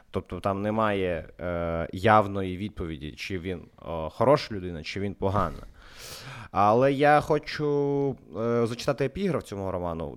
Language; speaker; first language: Ukrainian; non-native, local second language; Russian